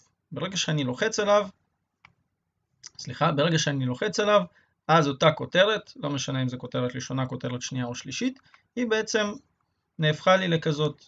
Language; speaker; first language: Hebrew; native; Hebrew